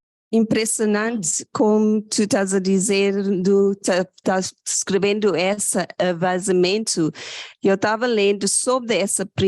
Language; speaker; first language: Portuguese; non-native, fluent; English